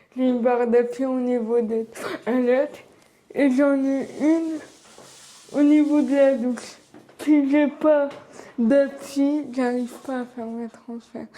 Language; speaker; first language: French; early bilingual, other home language; Arabic